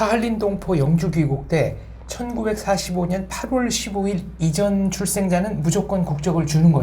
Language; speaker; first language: Korean; native; Korean